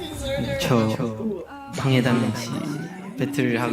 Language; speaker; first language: Korean; non-native, learner; Chinese